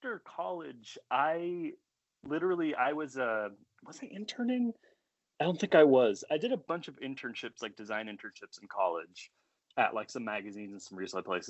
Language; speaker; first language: English; native; English